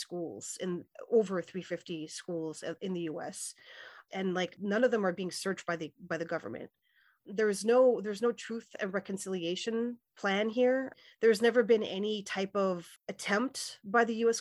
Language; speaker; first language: English; native; English